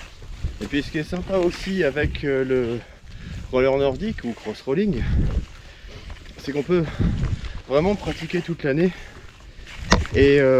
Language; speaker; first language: French; native; French